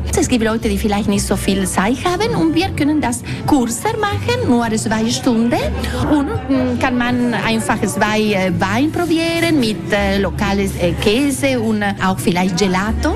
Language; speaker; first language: German; non-native, local second language; Italian